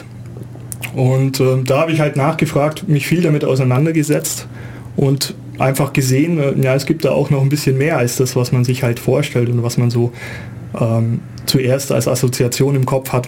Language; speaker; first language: German; native; German